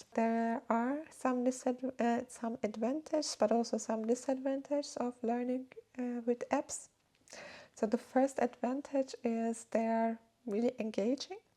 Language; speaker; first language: English; non-native, fluent; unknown